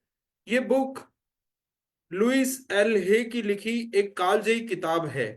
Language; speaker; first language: Hindi; native; Hindi